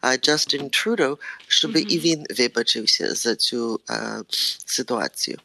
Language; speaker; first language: Ukrainian; early bilingual, heritage; Ukrainian